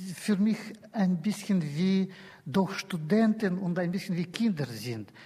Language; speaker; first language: German; non-native, fluent; Russian